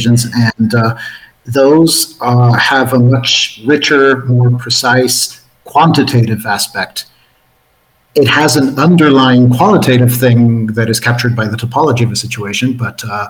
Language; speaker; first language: English; non-native, fluent; Spanish